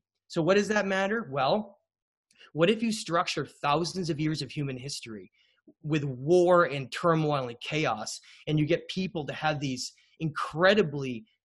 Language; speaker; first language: English; native; English